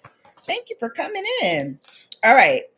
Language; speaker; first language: English; native; English